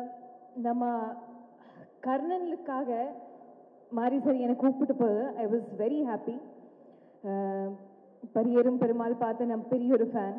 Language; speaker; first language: Tamil; non-native, local second language; Malayalam